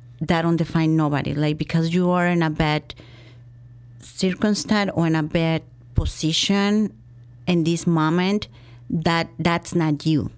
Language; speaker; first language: English; non-native, fluent; Spanish